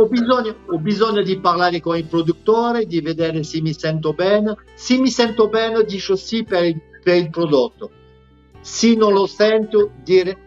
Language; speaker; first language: Italian; non-native, fluent; French